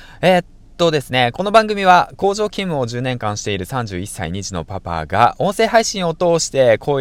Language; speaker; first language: Japanese; native; Japanese